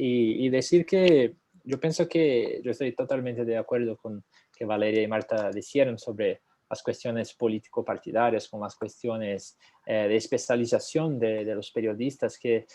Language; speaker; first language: Spanish; non-native, fluent; Portuguese